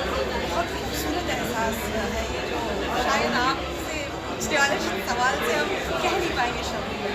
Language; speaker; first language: Hindi; native; Hindi